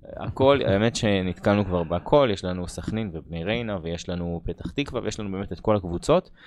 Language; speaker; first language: Hebrew; native; Hebrew